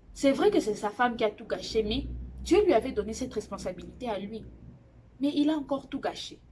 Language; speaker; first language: French; non-native, local second language; Lingala